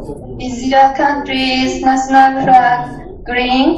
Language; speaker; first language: English; non-native, fluent; Russian